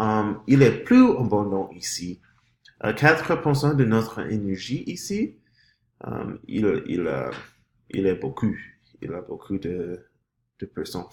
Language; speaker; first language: French; non-native, learner; English